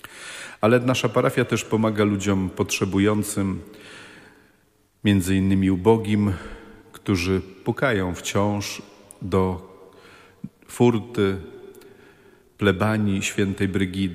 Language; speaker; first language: Polish; native; Polish